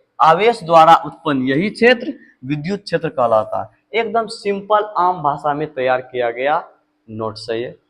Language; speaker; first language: Hindi; native; Hindi